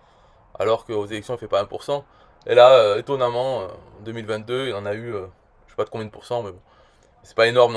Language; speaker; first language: French; native; French